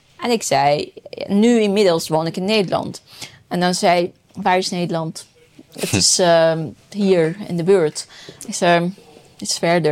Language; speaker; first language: Dutch; non-native, fluent; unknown